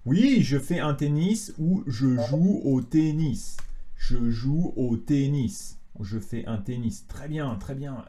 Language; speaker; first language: French; native; French